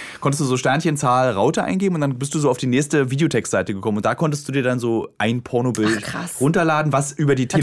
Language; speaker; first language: German; native; German